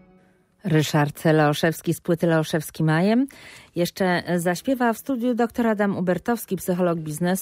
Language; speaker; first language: Polish; native; Polish